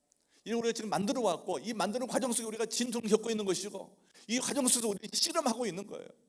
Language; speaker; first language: Korean; native; Korean